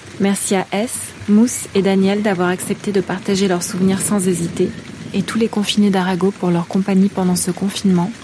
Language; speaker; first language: French; native; French